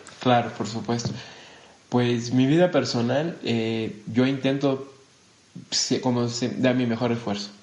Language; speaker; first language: Spanish; non-native, fluent; Portuguese